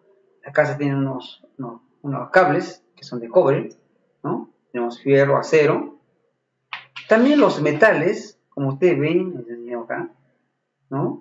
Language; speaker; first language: Spanish; native; Spanish